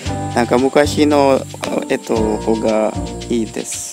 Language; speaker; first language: Japanese; non-native, learner; Indonesian